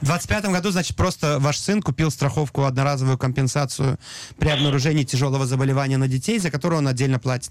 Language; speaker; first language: Russian; native; Russian